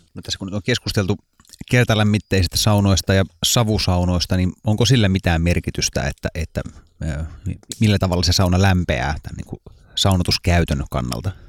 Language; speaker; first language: Finnish; native; Finnish